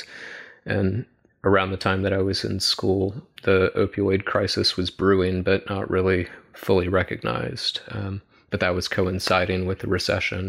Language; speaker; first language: English; native; English